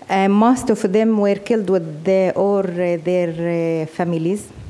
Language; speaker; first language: English; non-native, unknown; Arabic